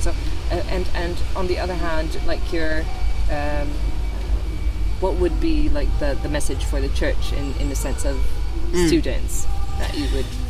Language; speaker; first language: English; non-native, fluent; Dutch